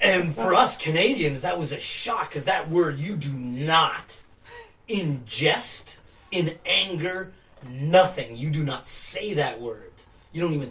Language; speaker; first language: English; native; English